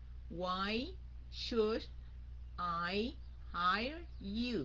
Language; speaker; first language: English; non-native, fluent; Vietnamese